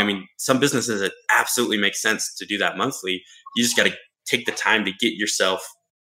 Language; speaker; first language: English; native; English